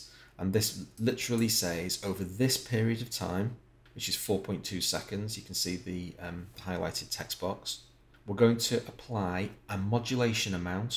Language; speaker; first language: English; native; English